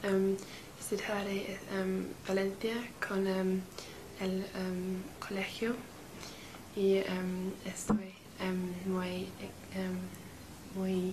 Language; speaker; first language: Spanish; non-native, learner; English